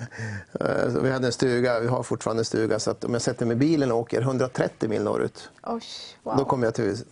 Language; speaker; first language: Swedish; native; Swedish